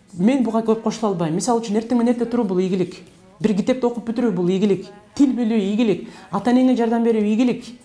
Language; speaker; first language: Kyrgyz; native; Kyrgyz